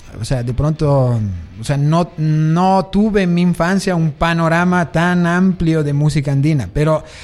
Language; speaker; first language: Spanish; non-native, fluent; Italian